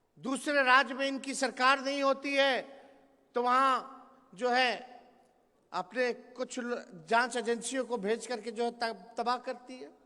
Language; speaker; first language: Hindi; native; Hindi